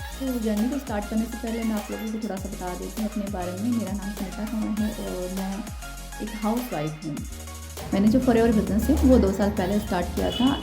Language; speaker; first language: Hindi; non-native, local second language; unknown